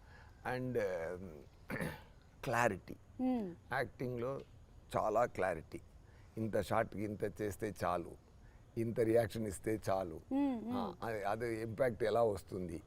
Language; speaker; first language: Telugu; non-native, fluent; Tamil